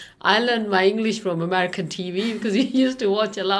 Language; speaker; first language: English; non-native, local second language; Urdu